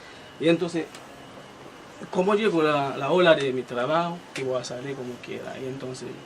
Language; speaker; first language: Spanish; non-native, learner; Haitian Creole